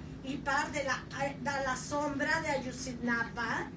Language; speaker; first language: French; non-native, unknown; Spanish